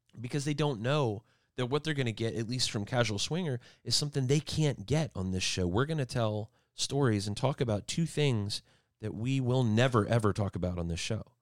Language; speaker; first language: English; native; English